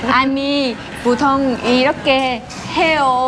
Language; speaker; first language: Korean; non-native, learner; Vietnamese